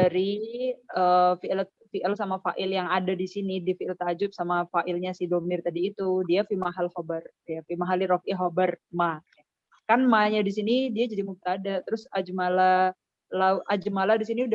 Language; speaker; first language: Indonesian; native; Indonesian